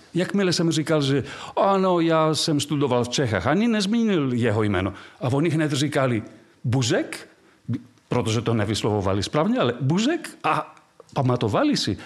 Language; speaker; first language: Czech; non-native, fluent; Greek